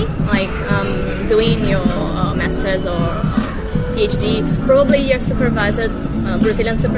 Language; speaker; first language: English; non-native, fluent; Portuguese